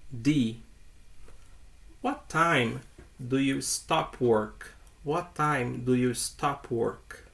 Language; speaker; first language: English; non-native, fluent; Portuguese